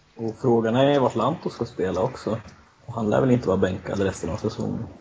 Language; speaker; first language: Swedish; native; Swedish